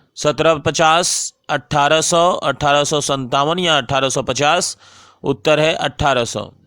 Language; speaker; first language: Hindi; native; Hindi